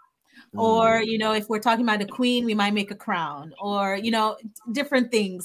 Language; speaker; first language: English; non-native, local second language; Yoruba